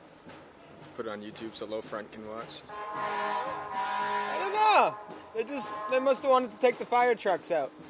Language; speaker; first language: English; native; English